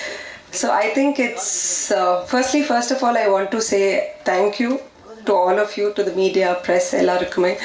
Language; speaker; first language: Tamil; non-native, local second language; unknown